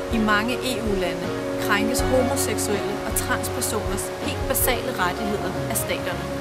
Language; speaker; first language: Danish; early bilingual, other home language; Persian